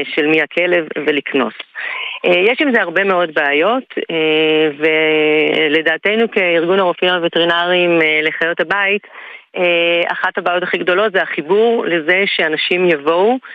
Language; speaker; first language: Hebrew; native; Hebrew